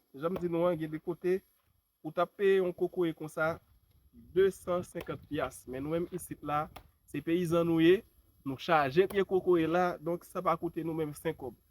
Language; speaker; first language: Haitian Creole; native; Haitian Creole